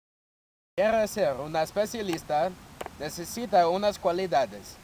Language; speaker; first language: Spanish; non-native, learner; English